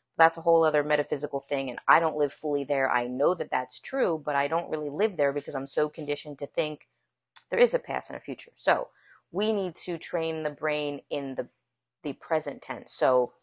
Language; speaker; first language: English; native; English